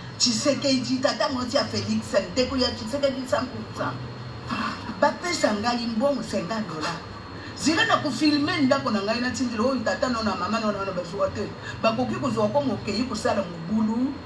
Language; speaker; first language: Lingala; non-native, local second language; Luba-Lulua